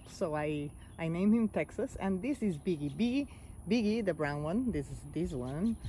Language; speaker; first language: English; non-native, fluent; Spanish